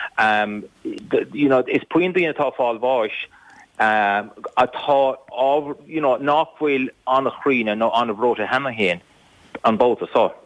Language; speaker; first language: Irish; native; Irish